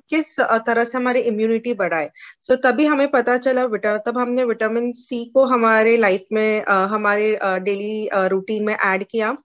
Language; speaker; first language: Hindi; non-native, local second language; Gujarati